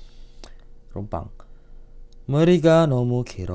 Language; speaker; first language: Korean; non-native, fluent; Indonesian